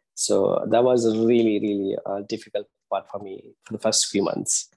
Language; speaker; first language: English; non-native, local second language; Tamil